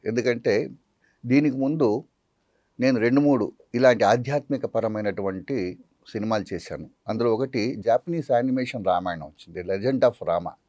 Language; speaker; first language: Telugu; non-native, local second language; Tamil